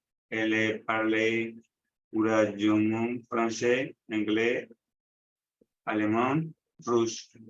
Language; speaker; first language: French; non-native, learner; Spanish